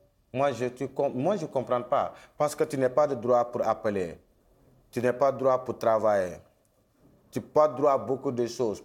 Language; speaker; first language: French; non-native, local second language; Wolof